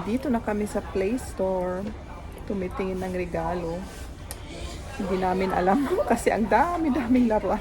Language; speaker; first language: Filipino; native; Filipino